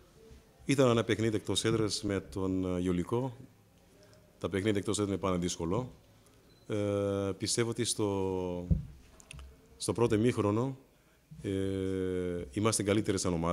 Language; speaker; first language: Greek; non-native, fluent; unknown